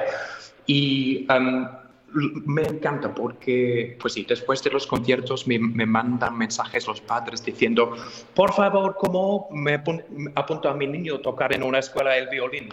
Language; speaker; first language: Spanish; non-native, fluent; English